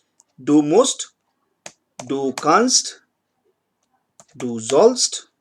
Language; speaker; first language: German; non-native, fluent; Hindi